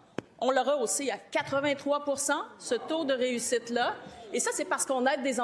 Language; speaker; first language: French; native; French